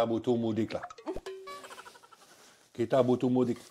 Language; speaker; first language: Indonesian; non-native, learner; French